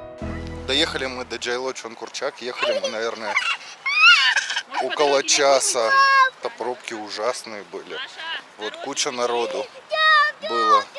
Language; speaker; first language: Russian; native; Russian